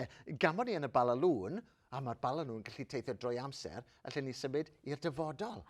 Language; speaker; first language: Welsh; native; Welsh